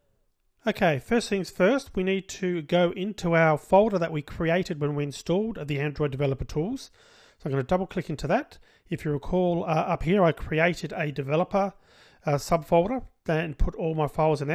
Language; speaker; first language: English; native; English